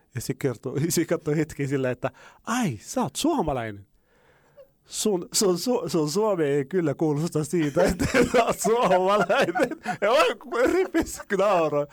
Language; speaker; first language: Finnish; non-native, fluent; Arabic